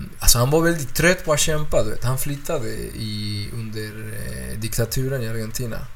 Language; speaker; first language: Swedish; non-native, fluent; Spanish